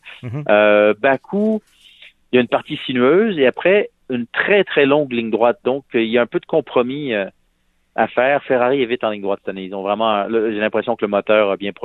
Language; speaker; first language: French; native; French